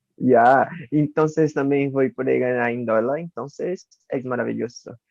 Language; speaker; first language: Spanish; non-native, learner; Portuguese